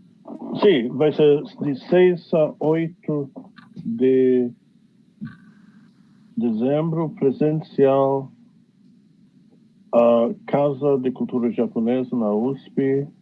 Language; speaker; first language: Portuguese; non-native, fluent; English